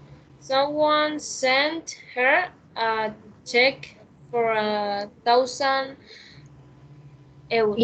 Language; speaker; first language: English; non-native, learner; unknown